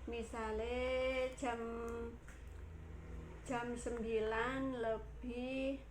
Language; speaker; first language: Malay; non-native, local second language; Javanese